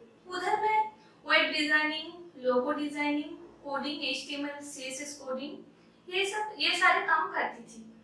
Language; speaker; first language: Hindi; non-native, local second language; Bangla